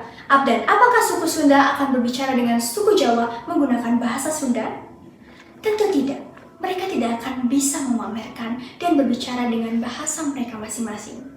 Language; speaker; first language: Indonesian; native; Indonesian